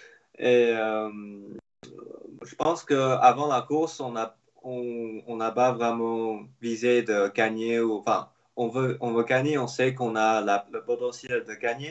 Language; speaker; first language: French; non-native, fluent; Chinese